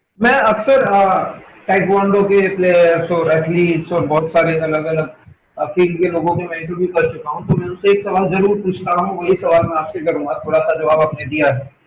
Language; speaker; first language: Hindi; native; Hindi